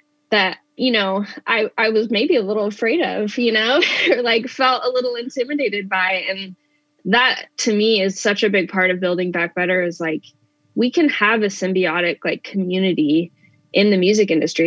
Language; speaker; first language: English; native; English